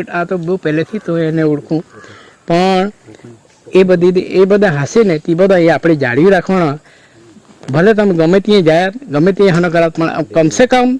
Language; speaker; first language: Gujarati; non-native, local second language; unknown